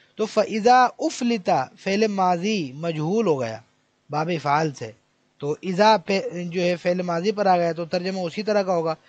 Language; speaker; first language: Urdu; native; Urdu